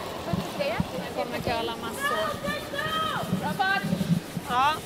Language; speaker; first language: Swedish; native; Swedish